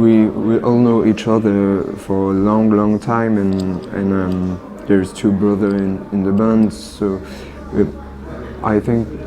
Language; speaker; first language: English; non-native, learner; French